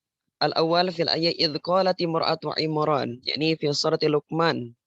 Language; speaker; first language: Arabic; non-native, learner; Indonesian